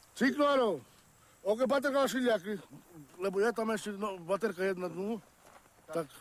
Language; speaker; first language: Slovak; non-native, local second language; Romany